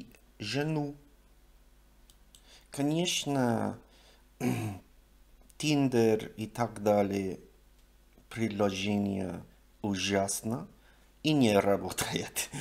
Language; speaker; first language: Russian; non-native, learner; English